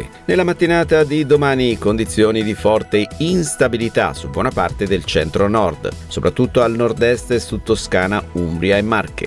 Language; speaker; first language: Italian; native; Italian